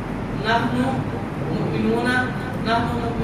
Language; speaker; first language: Arabic; non-native, learner; Urdu